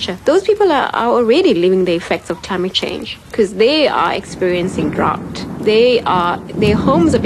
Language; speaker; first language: English; non-native, local second language; Xhosa